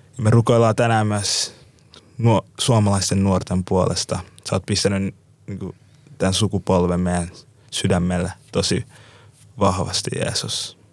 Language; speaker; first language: Finnish; non-native, fluent; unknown